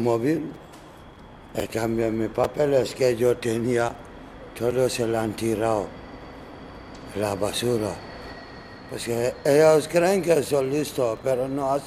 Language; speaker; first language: Spanish; non-native, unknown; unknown